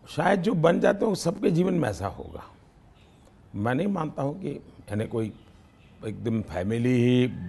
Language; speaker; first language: Hindi; non-native, local second language; Gujarati